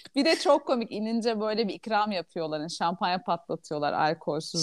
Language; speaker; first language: Turkish; native; Turkish